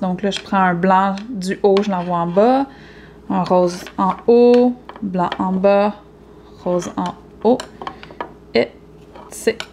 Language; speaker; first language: French; native; French